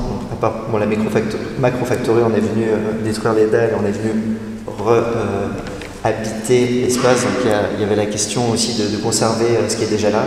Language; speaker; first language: French; native; French